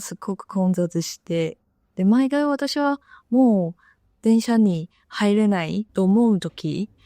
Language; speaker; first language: Japanese; non-native, fluent; Chinese